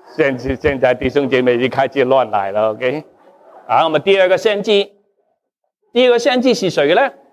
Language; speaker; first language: Chinese; non-native, local second language; Cantonese